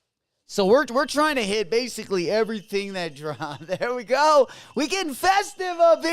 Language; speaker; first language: English; native; English